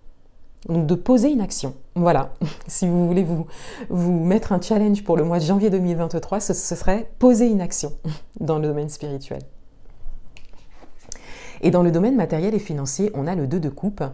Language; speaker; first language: French; native; French